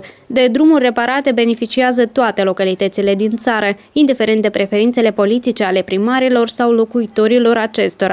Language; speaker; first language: Romanian; native; Romanian